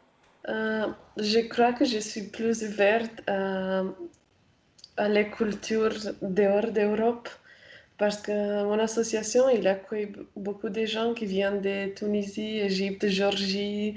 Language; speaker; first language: French; non-native, fluent; Romanian